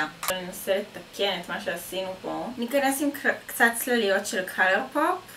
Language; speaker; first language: Hebrew; native; Hebrew